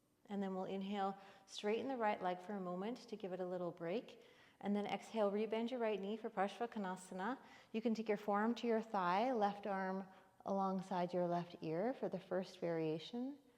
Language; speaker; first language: English; native; English